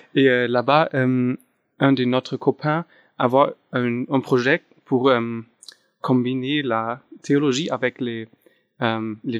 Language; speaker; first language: French; non-native, fluent; German